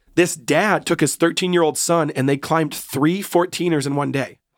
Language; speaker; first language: English; native; English